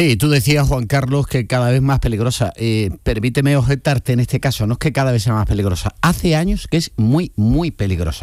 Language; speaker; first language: Spanish; native; Spanish